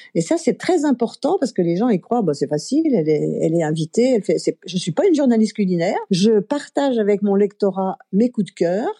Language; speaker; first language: French; native; French